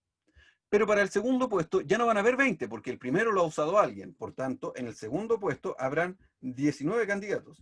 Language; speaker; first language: Spanish; native; Spanish